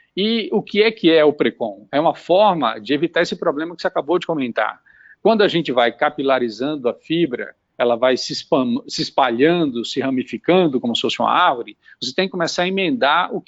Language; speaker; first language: Portuguese; native; Portuguese